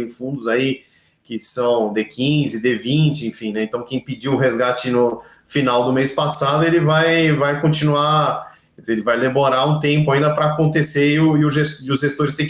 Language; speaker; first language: Portuguese; native; Portuguese